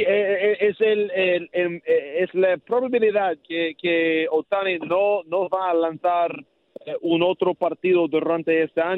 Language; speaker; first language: Spanish; non-native, learner; English